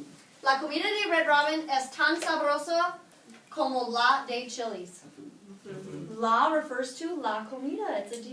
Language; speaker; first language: Spanish; non-native, fluent; English